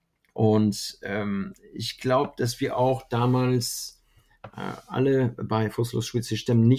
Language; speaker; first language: German; non-native, fluent; French